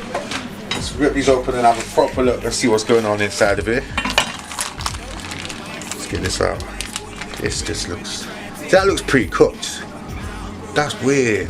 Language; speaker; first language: English; native; English